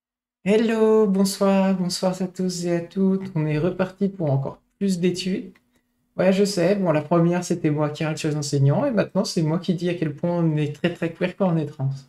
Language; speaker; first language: French; native; French